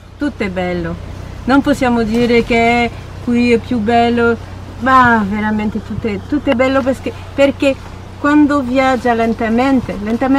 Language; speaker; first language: Italian; non-native, learner; French